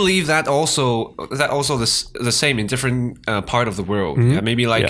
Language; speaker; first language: English; non-native, fluent; Chinese